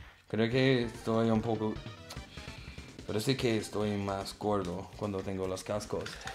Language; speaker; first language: Spanish; non-native, learner; English